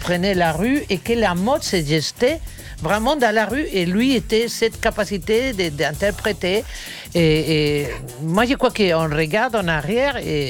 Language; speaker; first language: French; non-native, fluent; Spanish